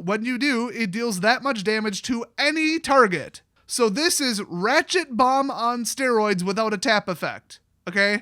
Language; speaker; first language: English; native; English